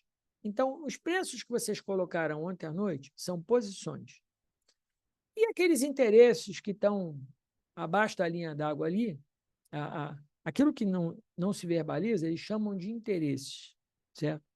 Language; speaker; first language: Portuguese; native; Portuguese